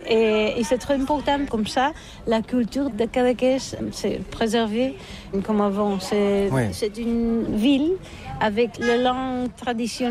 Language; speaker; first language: French; non-native, learner; Catalan